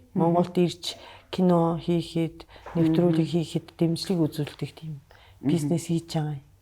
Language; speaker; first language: Mongolian; non-native, fluent; Japanese